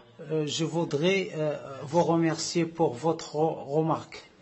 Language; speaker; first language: French; non-native, learner; Arabic